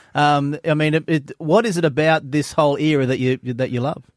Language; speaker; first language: English; native; English